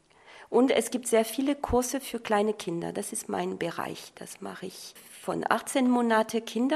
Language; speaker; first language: German; non-native, fluent; French